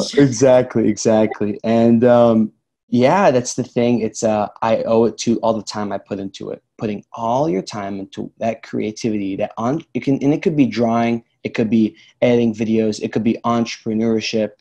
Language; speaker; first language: English; early bilingual, other home language; Arabic